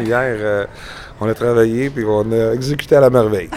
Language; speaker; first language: French; native; French